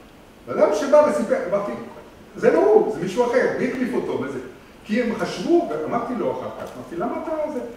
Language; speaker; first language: Hebrew; non-native, fluent; French